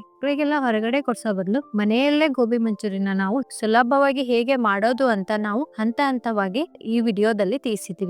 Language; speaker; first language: Kannada; native; Kannada